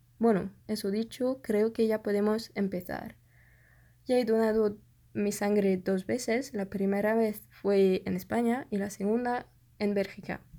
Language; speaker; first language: Spanish; non-native, fluent; French